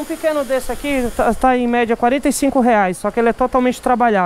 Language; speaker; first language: Portuguese; native; Portuguese